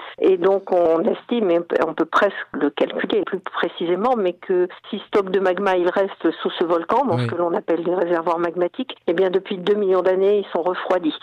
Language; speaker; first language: French; native; French